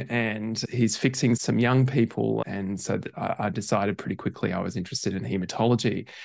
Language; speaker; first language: English; native; English